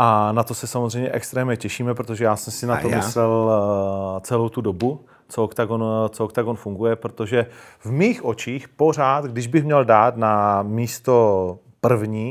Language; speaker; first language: Czech; native; Czech